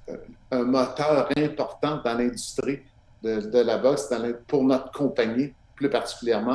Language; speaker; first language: French; native; French